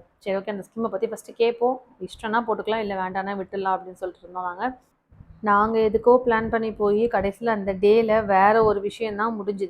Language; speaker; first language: Tamil; native; Tamil